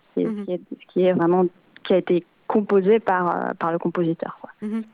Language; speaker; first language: French; native; French